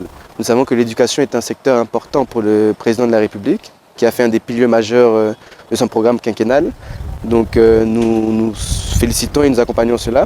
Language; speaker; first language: French; non-native, local second language; Lingala